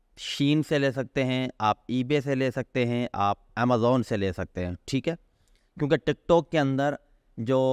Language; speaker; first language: Urdu; non-native, local second language; Sindhi